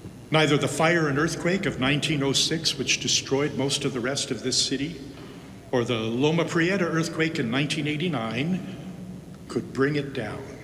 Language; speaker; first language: English; native; English